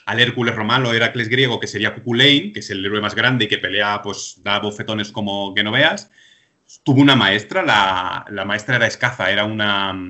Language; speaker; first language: Spanish; native; Spanish